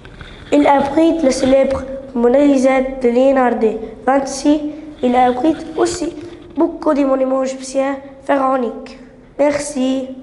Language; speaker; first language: French; non-native, learner; Arabic